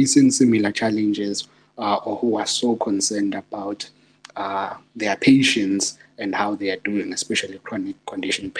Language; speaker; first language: English; non-native, local second language; Zulu